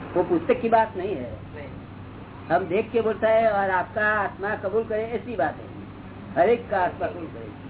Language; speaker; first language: Hindi; non-native, local second language; Gujarati